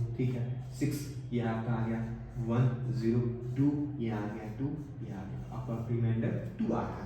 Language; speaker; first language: Hindi; native; Hindi